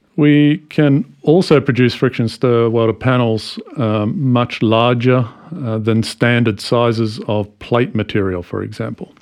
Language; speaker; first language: English; native; English